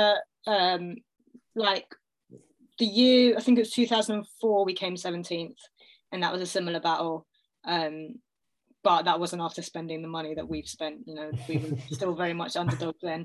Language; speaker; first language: English; native; English